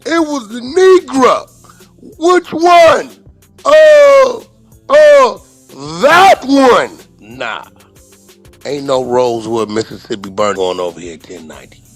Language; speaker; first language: English; native; English